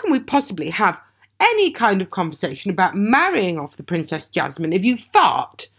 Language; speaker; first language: English; native; English